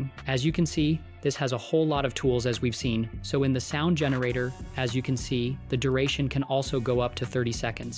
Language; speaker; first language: English; native; English